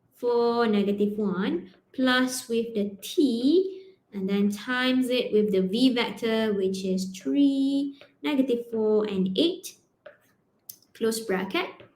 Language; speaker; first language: English; non-native, local second language; Malay